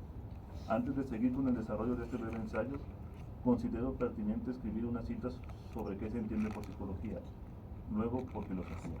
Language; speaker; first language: Spanish; native; Spanish